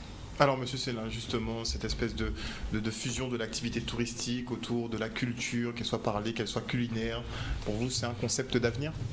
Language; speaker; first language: French; native; French